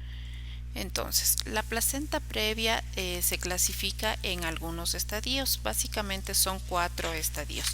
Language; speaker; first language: Spanish; native; Spanish